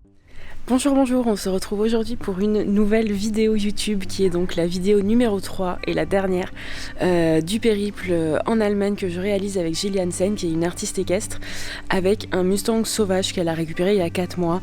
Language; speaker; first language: French; native; French